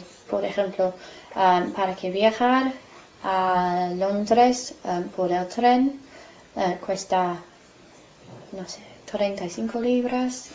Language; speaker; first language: Spanish; non-native, learner; English